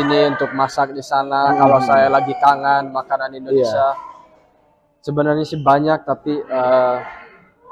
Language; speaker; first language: Indonesian; early bilingual, heritage; English